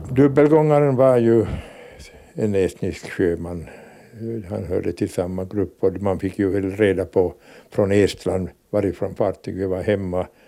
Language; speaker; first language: Swedish; native; Swedish